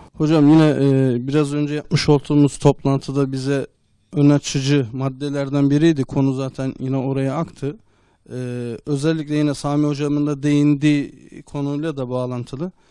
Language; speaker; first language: Turkish; native; Turkish